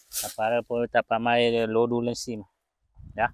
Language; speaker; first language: Portuguese; non-native, local second language; Vietnamese